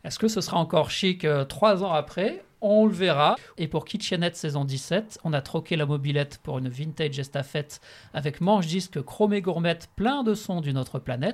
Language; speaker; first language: French; native; French